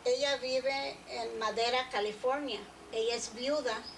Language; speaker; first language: Spanish; early bilingual, other home language; English